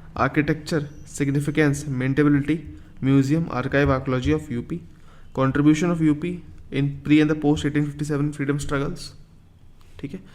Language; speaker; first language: Hindi; native; Hindi